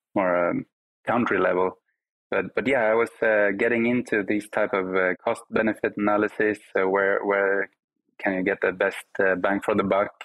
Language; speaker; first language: English; non-native, fluent; Swedish